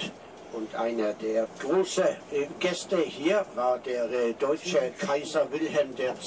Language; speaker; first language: German; non-native, fluent; Norwegian